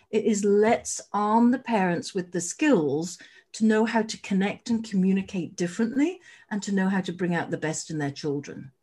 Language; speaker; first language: English; native; English